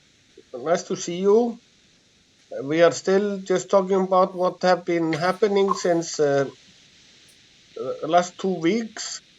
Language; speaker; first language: English; non-native, fluent; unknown